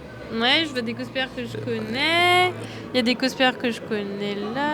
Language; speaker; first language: French; native; French